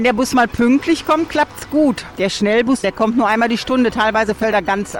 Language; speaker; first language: German; native; German